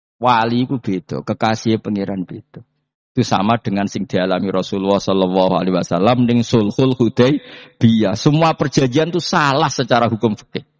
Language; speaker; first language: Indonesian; non-native, local second language; Javanese